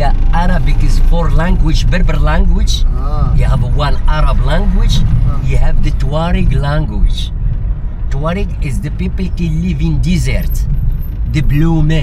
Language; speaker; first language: English; non-native, learner; Arabic